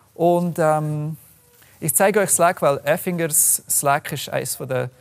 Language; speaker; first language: German; non-native, fluent; English